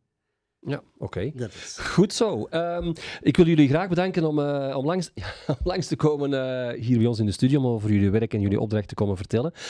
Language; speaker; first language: Dutch; native; Dutch